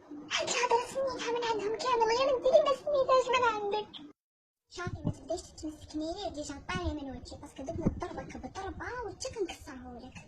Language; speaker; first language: Arabic; native; Arabic